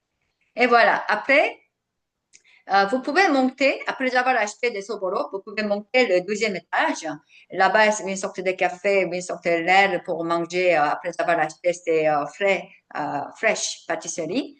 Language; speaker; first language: French; non-native, fluent; Korean